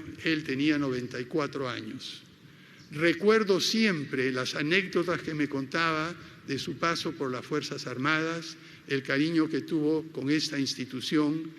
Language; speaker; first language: Spanish; native; Spanish